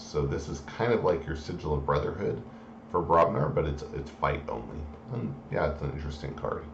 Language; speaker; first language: English; native; English